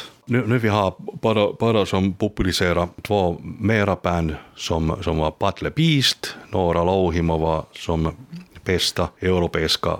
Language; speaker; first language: Swedish; non-native, local second language; Finnish